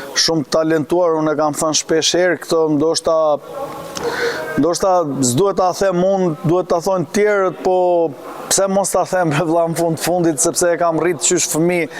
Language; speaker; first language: Albanian; native; Albanian